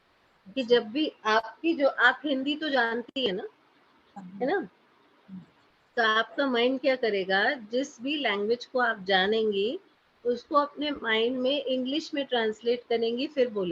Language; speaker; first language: Hindi; native; Hindi